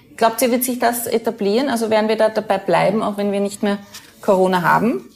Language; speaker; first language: German; native; German